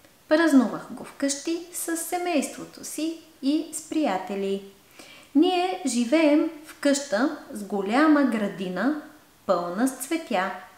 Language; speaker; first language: Bulgarian; native; Bulgarian